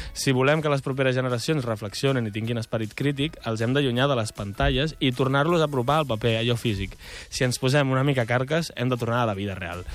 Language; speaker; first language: Catalan; native; Catalan